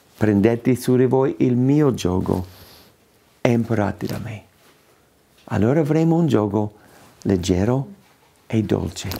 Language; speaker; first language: Italian; non-native, fluent; English